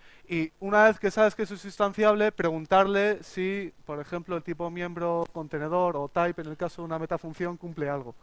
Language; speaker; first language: Spanish; native; Spanish